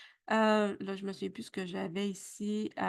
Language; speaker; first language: French; native; French